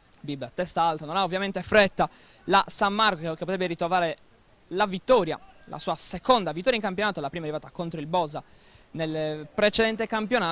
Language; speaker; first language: Italian; native; Italian